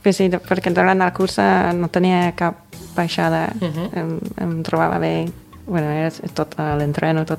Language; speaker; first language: Catalan; non-native, fluent; English